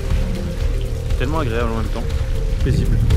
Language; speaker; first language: French; native; French